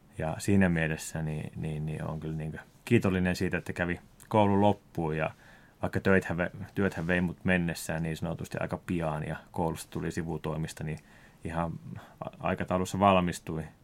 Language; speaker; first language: Finnish; native; Finnish